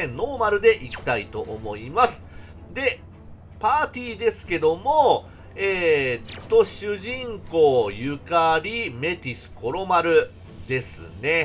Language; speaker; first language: Japanese; native; Japanese